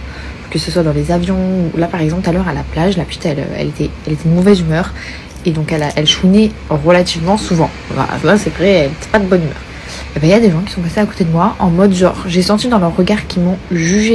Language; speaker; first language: French; native; French